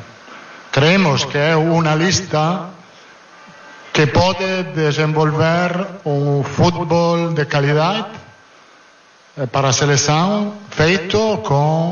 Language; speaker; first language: Portuguese; non-native, fluent; Italian